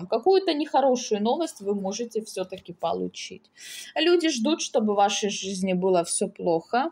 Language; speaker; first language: Russian; native; Russian